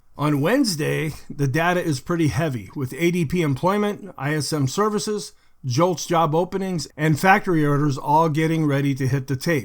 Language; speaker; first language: English; native; English